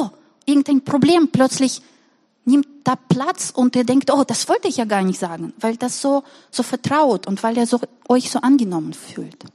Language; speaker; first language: German; non-native, fluent; Russian